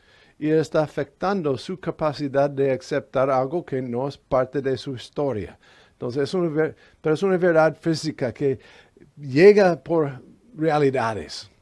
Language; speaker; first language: Spanish; non-native, fluent; English